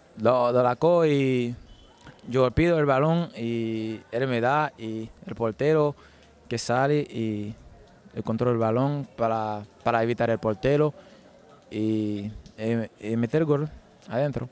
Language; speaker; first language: Spanish; non-native, learner; French